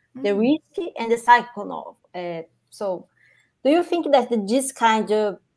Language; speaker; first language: English; non-native, fluent; Portuguese